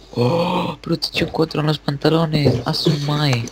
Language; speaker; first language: Spanish; native; Spanish